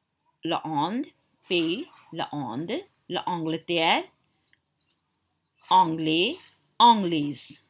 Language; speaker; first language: French; non-native, fluent; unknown